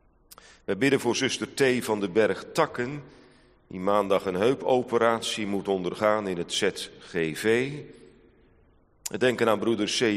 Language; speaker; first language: Dutch; native; Dutch